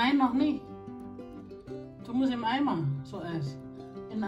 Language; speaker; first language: German; non-native, learner; Indonesian